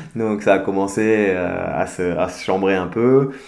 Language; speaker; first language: French; native; French